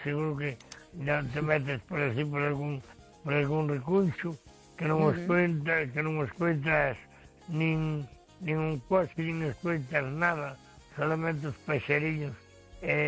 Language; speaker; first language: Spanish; non-native, local second language; Galician